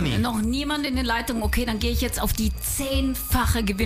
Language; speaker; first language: German; native; German